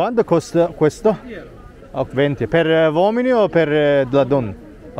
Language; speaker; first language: Italian; non-native, learner; Turkish